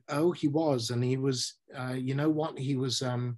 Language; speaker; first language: English; native; English